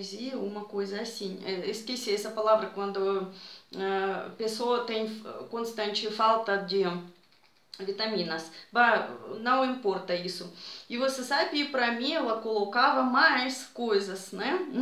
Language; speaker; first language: Portuguese; non-native, fluent; Russian